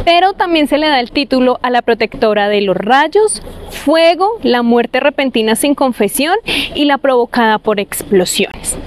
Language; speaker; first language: Spanish; native; Spanish